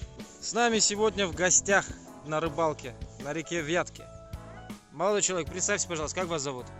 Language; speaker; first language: Russian; native; Russian